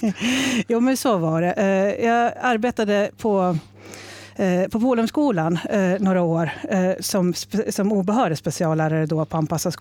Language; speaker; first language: Swedish; native; Swedish